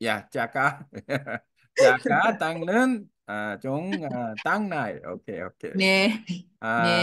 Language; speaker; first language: Vietnamese; non-native, learner; Korean